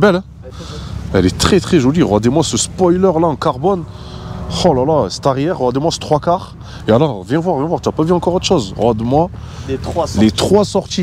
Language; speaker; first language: French; native; French